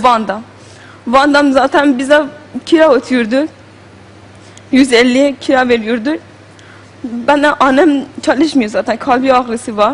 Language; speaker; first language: Turkish; non-native, learner; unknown